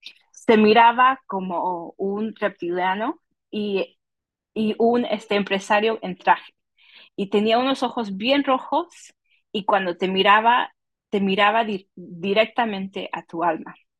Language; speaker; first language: Spanish; early bilingual, heritage; Spanish